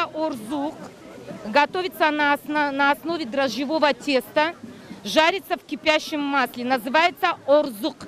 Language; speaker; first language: Russian; non-native, local second language; Tajik